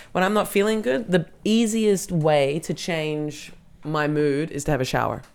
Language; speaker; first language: English; native; English